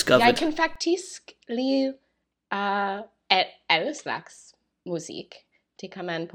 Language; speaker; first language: Danish; non-native, learner; English